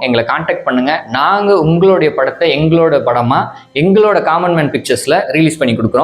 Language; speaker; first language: Tamil; native; Tamil